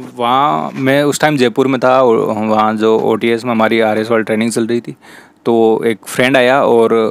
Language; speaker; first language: Hindi; native; Hindi